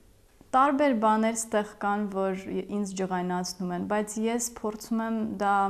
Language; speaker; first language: Armenian; early bilingual, heritage; Armenian